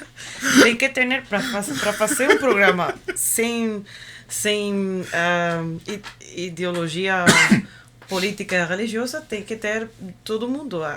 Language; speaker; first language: Portuguese; non-native, learner; Spanish